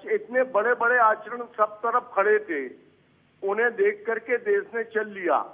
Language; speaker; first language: Hindi; native; Hindi